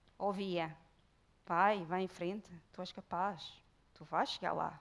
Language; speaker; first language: Portuguese; native; Portuguese